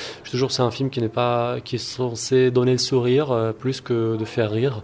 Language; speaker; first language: French; non-native, local second language; Arabic